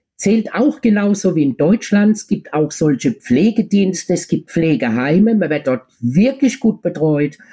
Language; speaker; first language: German; native; German